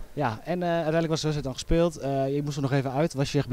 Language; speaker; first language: Dutch; native; Dutch